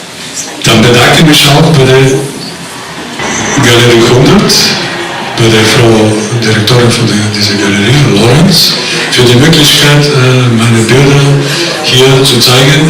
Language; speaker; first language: German; non-native, fluent; Bulgarian